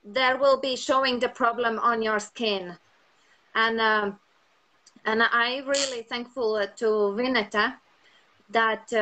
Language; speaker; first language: English; non-native, fluent; Latvian